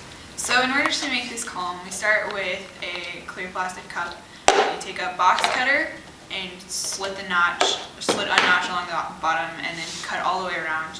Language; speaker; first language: English; native; English